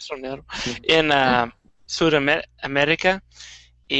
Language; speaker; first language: Spanish; non-native, learner; English